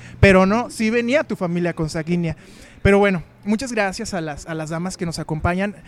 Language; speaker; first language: Spanish; native; Spanish